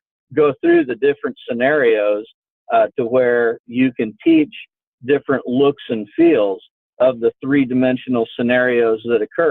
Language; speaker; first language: English; native; English